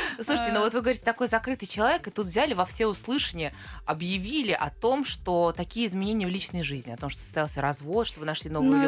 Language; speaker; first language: Russian; native; Russian